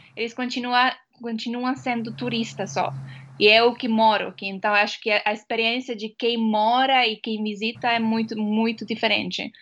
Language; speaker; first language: Portuguese; non-native, fluent; Estonian